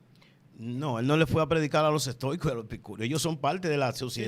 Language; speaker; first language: Spanish; native; Spanish